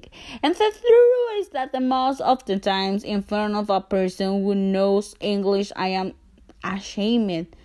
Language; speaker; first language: English; non-native, learner; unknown